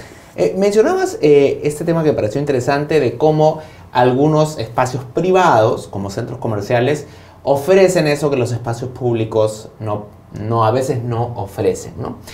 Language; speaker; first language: Spanish; native; Spanish